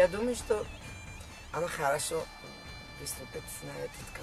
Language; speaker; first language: Russian; non-native, learner; Azerbaijani